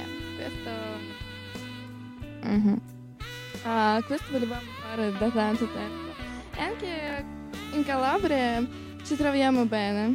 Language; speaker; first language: Italian; non-native, learner; Russian